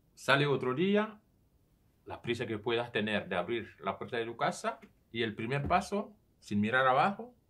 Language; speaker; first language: Spanish; non-native, fluent; Serer